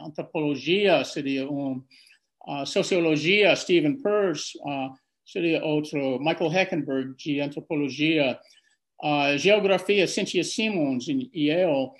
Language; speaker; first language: Portuguese; non-native, fluent; English